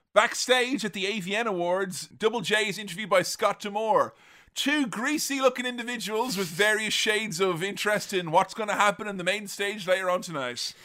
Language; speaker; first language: English; native; English